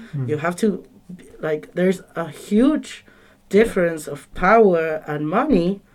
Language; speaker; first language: English; non-native, fluent; Spanish